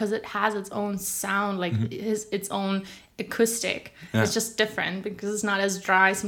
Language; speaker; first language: English; non-native, fluent; German